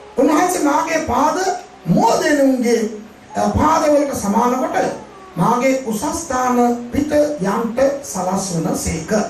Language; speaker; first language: Sinhala; non-native, local second language; Tamil